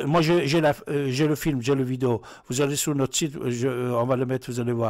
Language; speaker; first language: French; non-native, fluent; Persian